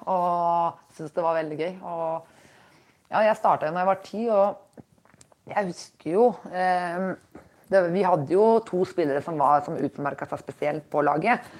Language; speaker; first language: Norwegian; native; Norwegian